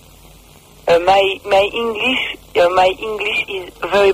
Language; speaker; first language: English; non-native, learner; French